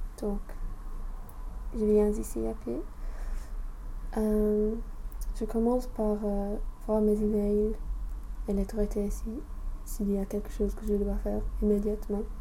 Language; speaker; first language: French; non-native, fluent; English